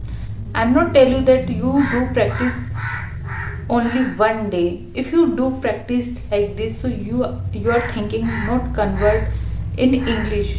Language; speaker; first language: English; non-native, learner; Hindi